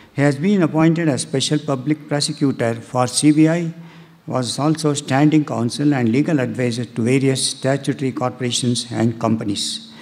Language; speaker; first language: English; non-native, local second language; Kannada